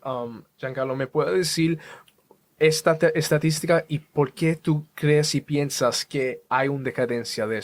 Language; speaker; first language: Spanish; early bilingual, heritage; Spanish